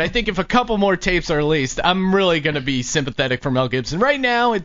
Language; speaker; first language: English; native; English